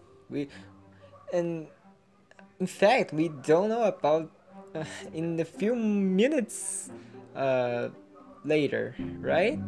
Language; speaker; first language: English; non-native, learner; Portuguese